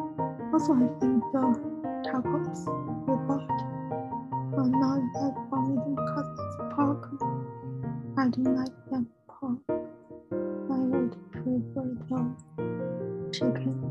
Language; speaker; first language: English; non-native, learner; Chinese